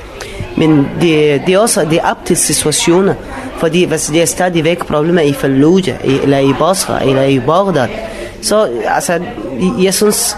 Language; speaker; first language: Danish; non-native, learner; Arabic